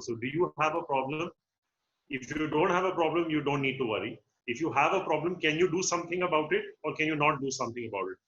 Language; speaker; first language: English; non-native, local second language; Hindi